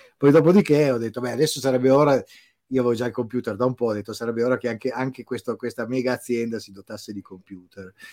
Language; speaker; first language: Italian; native; Italian